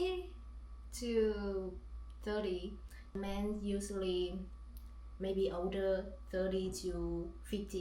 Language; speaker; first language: English; non-native, learner; Vietnamese